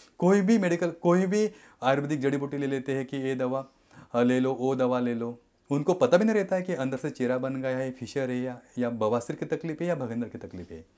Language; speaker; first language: Hindi; non-native, local second language; Marathi